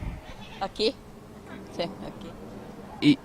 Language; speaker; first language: Spanish; native; Spanish